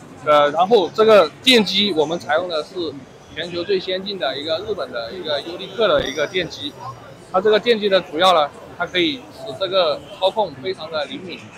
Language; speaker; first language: Chinese; native; Chinese